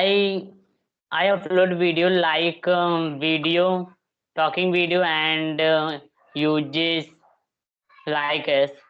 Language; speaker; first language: English; non-native, learner; Hindi